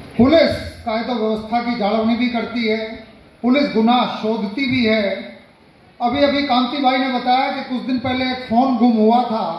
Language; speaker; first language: Hindi; native; Hindi